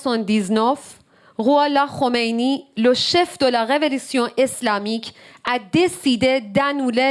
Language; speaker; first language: French; non-native, learner; Persian